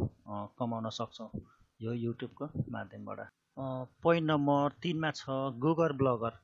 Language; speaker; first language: Nepali; native; Nepali